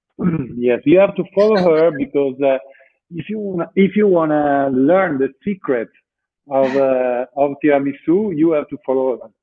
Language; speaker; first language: English; non-native, fluent; Italian